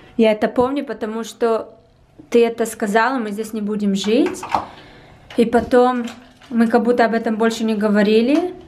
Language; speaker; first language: Russian; early bilingual, heritage; Russian